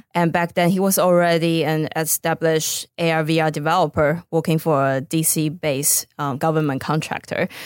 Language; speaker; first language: English; non-native, fluent; Chinese